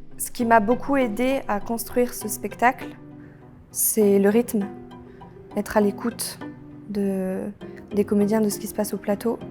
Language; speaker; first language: French; early bilingual, other home language; Polish